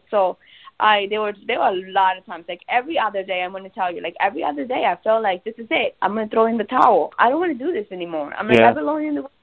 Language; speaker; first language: English; early bilingual, other home language; Spanish